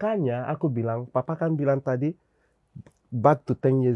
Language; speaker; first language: Indonesian; non-native, fluent; English